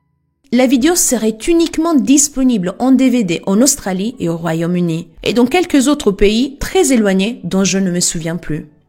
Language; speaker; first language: French; native; French